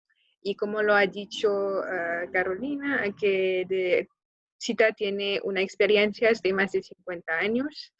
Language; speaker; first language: Spanish; non-native, fluent; French